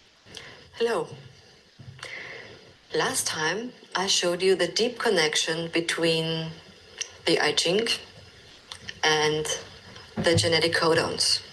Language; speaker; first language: English; non-native, fluent; German